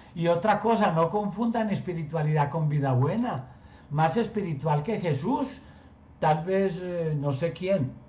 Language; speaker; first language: Spanish; native; Spanish